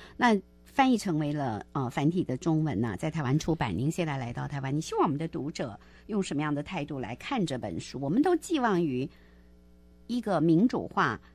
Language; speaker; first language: Chinese; native; Chinese